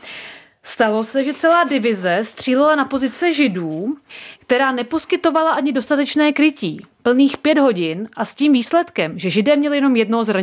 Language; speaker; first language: Czech; native; Czech